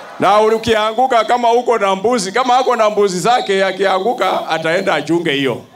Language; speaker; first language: Swahili; non-native, local second language; Luyia